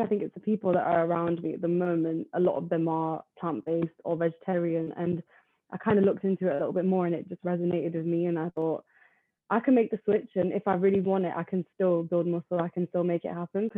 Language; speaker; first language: English; native; English